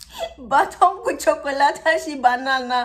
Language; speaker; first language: Romanian; non-native, learner; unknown